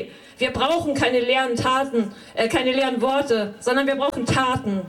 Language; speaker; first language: German; native; German